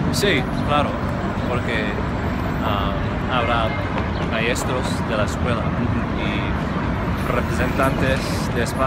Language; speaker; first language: Spanish; non-native, fluent; English